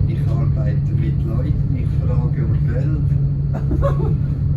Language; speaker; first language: German; non-native, fluent; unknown